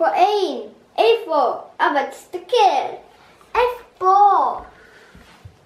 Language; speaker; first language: Hebrew; non-native, learner; Russian